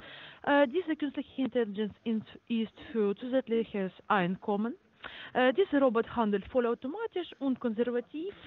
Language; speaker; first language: German; non-native, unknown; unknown